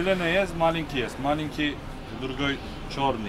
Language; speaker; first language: Russian; non-native, learner; Turkish